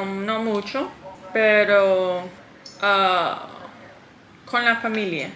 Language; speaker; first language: Spanish; non-native, learner; English